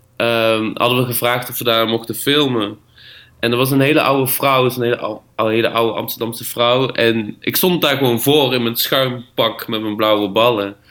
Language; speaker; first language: Dutch; native; Dutch